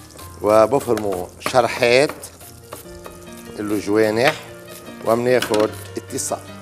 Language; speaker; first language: Arabic; native; Arabic